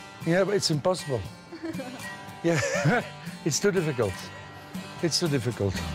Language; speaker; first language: English; non-native, fluent; Dutch